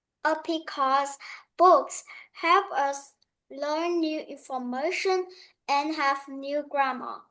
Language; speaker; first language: English; non-native, learner; Vietnamese